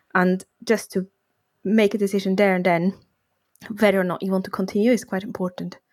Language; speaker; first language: English; non-native, fluent; Swiss German